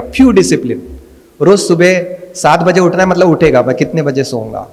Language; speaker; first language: Hindi; non-native, local second language; Marathi